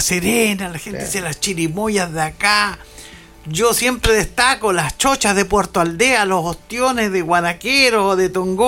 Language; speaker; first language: Spanish; native; Spanish